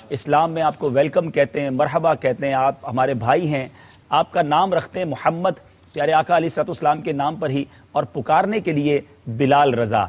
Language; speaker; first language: Urdu; native; Urdu